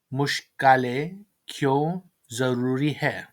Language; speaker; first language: Urdu; non-native, learner; English